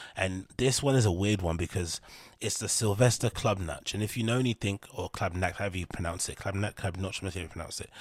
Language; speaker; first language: English; native; English